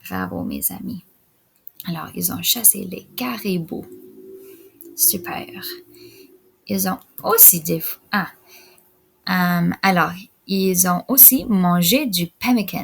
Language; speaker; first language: French; non-native, local second language; English